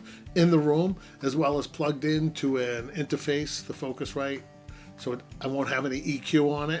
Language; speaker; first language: English; native; English